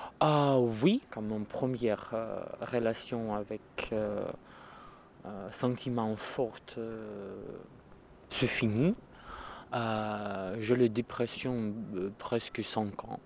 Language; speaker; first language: French; non-native, learner; Russian